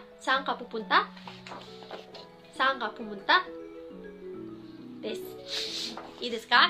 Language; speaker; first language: Japanese; non-native, fluent; Filipino